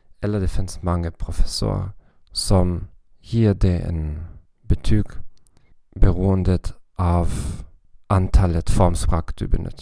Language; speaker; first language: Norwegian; non-native, learner; German